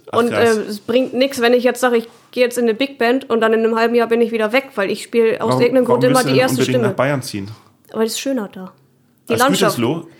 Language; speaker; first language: German; native; German